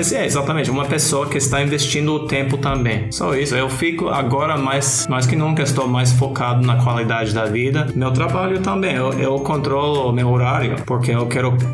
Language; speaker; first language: Portuguese; non-native, fluent; English